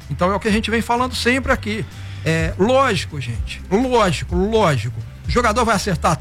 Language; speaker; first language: Portuguese; native; Portuguese